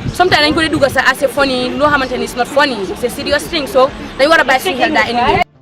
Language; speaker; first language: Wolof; native; Wolof